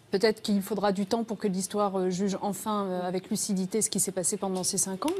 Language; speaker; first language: French; early bilingual, other home language; Riffian